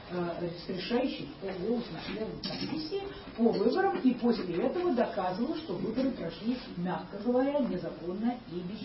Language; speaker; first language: Russian; native; Russian